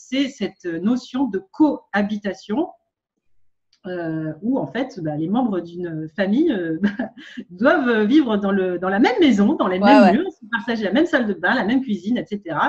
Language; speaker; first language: French; native; French